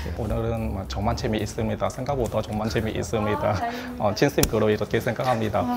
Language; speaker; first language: Korean; non-native, learner; Vietnamese